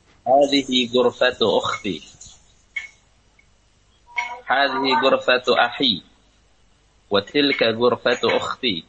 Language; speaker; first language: Arabic; non-native, learner; Indonesian